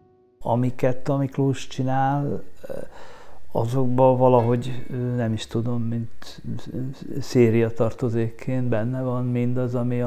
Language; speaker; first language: Hungarian; native; Hungarian